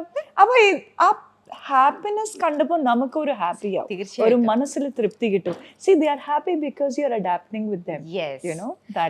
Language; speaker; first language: Malayalam; non-native, local second language; Punjabi